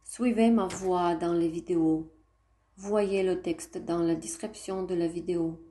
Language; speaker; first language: French; non-native, fluent; Russian